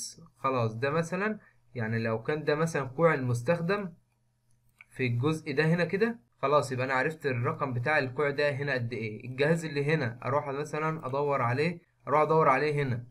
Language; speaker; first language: Arabic; native; Arabic